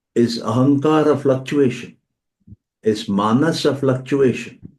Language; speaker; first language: English; non-native, local second language; Hindi